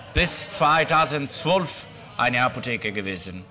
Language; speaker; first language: German; non-native, learner; Italian